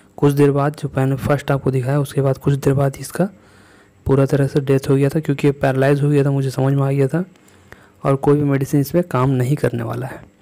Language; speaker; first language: Hindi; native; Hindi